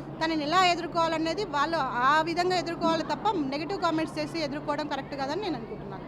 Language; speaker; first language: Telugu; native; Telugu